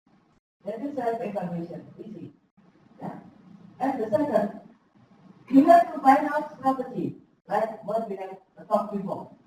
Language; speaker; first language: English; non-native, fluent; Indonesian